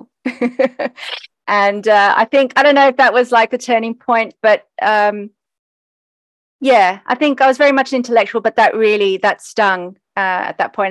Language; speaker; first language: English; native; English